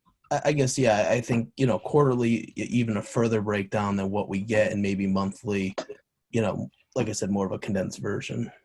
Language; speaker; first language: English; native; English